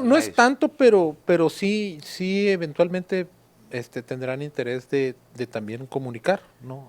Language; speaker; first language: Spanish; native; Spanish